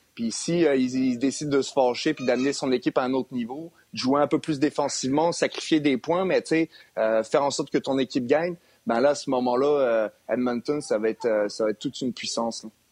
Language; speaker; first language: French; native; French